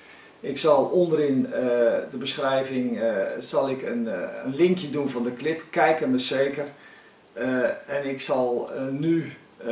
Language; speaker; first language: Dutch; native; Dutch